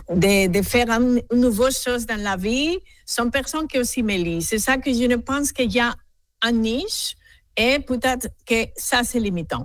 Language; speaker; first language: French; non-native, fluent; Spanish